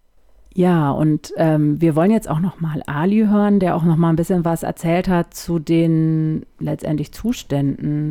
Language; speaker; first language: German; native; German